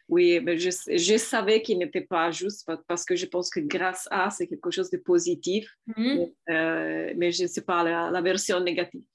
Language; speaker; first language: French; non-native, fluent; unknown